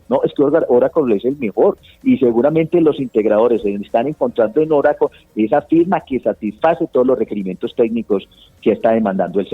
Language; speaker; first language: Spanish; native; Spanish